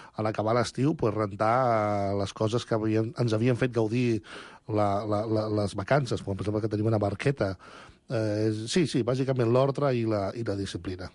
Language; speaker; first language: Catalan; early bilingual, other home language; Spanish